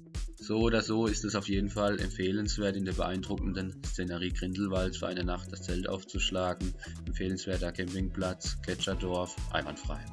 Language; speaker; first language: German; native; German